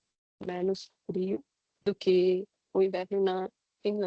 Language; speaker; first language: Portuguese; non-native, learner; Spanish